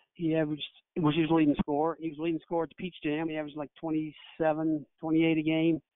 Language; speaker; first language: English; native; English